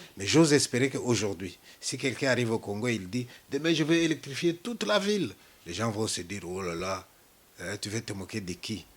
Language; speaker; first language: French; non-native, local second language; Luba-Lulua